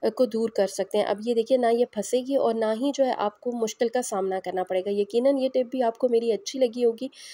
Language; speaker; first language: Hindi; native; Hindi